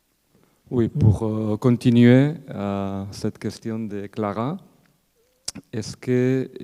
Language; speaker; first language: French; non-native, fluent; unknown